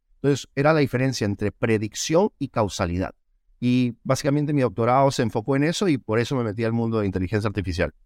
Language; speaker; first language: Spanish; native; Spanish